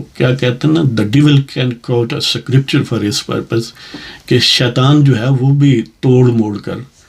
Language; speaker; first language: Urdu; non-native, local second language; Punjabi